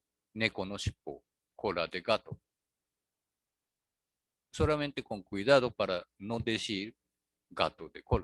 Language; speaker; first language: Spanish; non-native, learner; Japanese